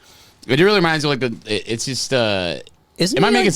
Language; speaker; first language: English; native; English